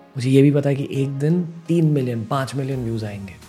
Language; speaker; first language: Hindi; non-native, local second language; English